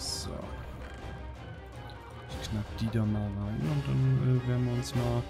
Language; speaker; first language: German; native; German